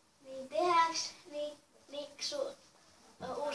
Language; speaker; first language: Finnish; native; Finnish